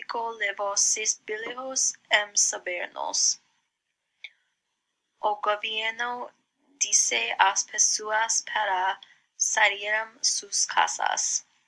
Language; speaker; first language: Portuguese; non-native, learner; English